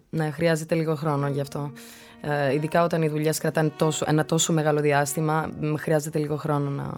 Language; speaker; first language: Greek; early bilingual, heritage; Greek